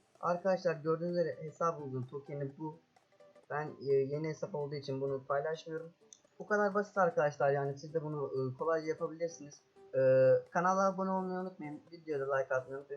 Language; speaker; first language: Turkish; native; Turkish